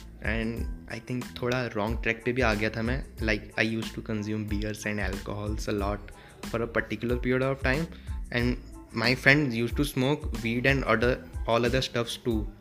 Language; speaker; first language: English; non-native, local second language; Hindi